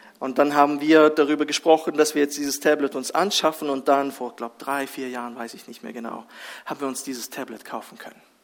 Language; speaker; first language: German; early bilingual, other home language; Russian